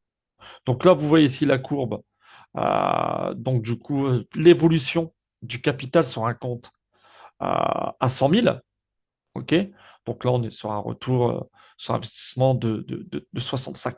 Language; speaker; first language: French; native; French